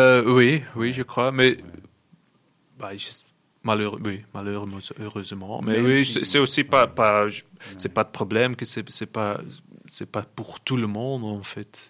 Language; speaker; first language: French; non-native, local second language; Dutch